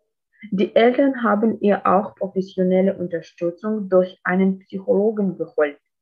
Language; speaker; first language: German; non-native, fluent; Russian